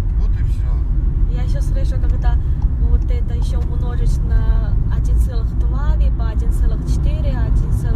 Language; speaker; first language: Russian; non-native, learner; Chinese